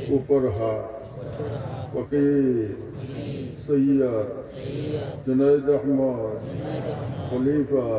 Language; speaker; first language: Urdu; non-native, local second language; Bangla